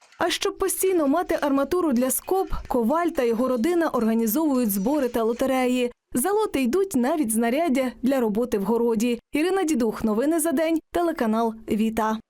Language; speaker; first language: Ukrainian; native; Ukrainian